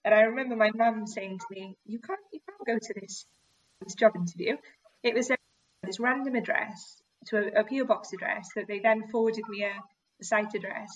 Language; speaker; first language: English; native; English